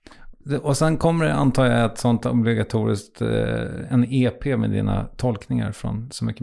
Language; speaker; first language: Swedish; native; Swedish